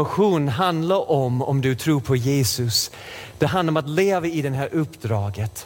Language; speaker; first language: Swedish; non-native, fluent; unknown